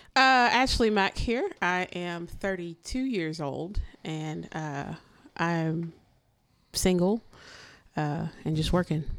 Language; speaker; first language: English; native; English